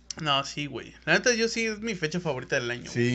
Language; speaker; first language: Spanish; native; Spanish